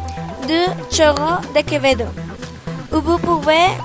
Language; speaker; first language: French; non-native, learner; Spanish